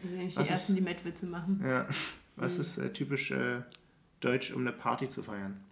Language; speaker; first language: German; native; German